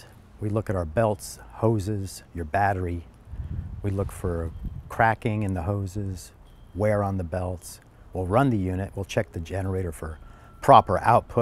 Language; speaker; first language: English; native; English